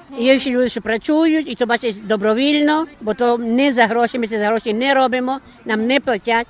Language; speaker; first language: Ukrainian; early bilingual, heritage; Ukrainian